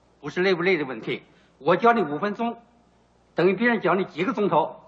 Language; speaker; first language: Chinese; native; Chinese